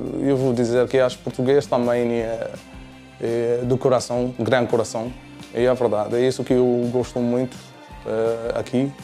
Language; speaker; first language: Portuguese; non-native, learner; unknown